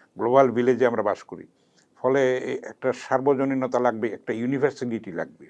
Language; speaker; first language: Bangla; native; Bangla